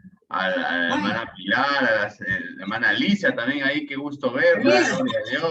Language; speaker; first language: Spanish; native; Spanish